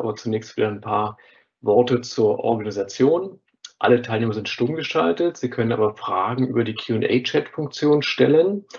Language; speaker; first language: German; native; German